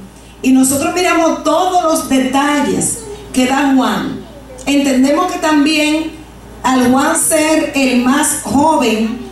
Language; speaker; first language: Spanish; native; Spanish